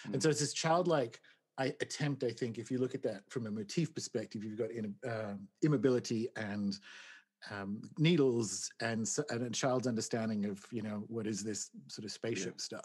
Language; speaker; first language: English; native; English